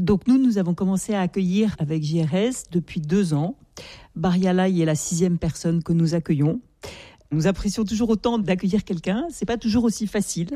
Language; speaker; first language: French; native; French